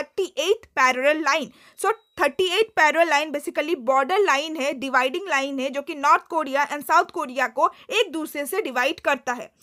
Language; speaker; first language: Hindi; native; Hindi